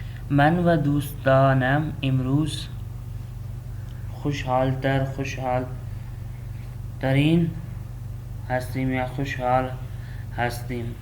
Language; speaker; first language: Persian; non-native, fluent; Urdu